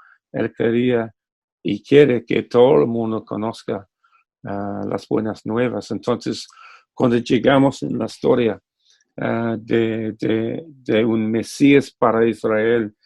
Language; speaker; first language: Spanish; non-native, fluent; English